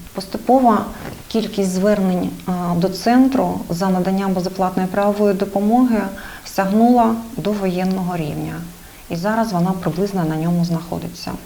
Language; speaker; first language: Ukrainian; native; Ukrainian